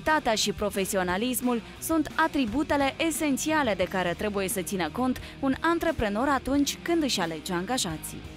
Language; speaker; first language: Romanian; native; Romanian